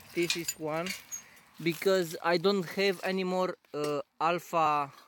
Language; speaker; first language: English; non-native, learner; Romanian